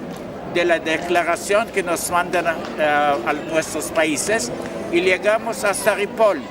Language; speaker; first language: Spanish; non-native, learner; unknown